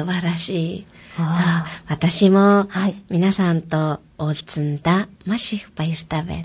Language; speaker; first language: Japanese; native; Japanese